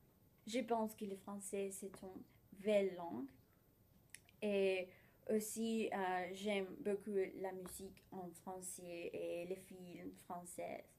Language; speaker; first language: French; non-native, learner; Spanish